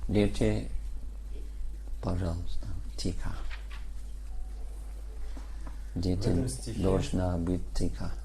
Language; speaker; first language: Russian; non-native, learner; English